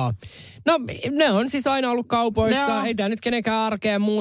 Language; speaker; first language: Finnish; native; Finnish